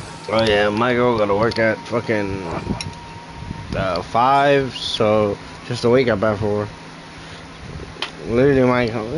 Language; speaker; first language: English; early bilingual, other home language; Spanish